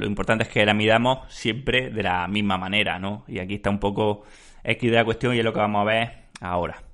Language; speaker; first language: Spanish; native; Spanish